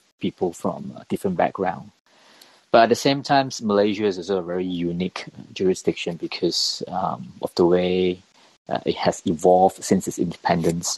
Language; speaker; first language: English; non-native, local second language; Cantonese